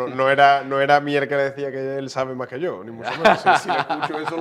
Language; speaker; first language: Spanish; native; Spanish